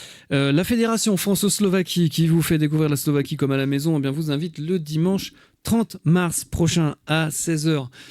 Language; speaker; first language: French; native; French